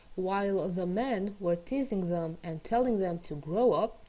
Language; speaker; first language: English; non-native, fluent; Romanian